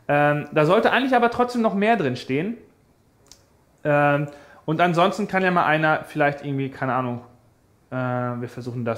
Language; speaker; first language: German; native; German